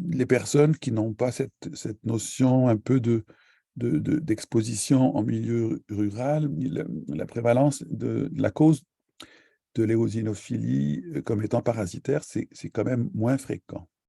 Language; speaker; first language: French; native; French